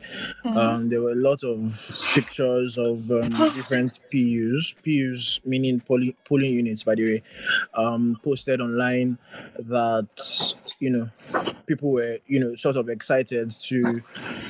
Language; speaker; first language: English; non-native, local second language; Yoruba